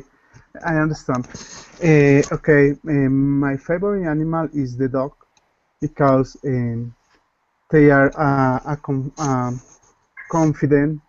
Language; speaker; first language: English; non-native, learner; Spanish